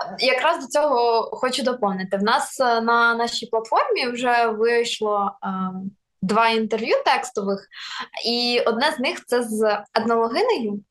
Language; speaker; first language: Ukrainian; non-native, local second language; Russian